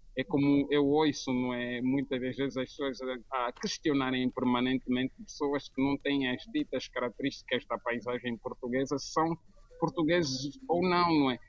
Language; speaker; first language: Portuguese; native; Portuguese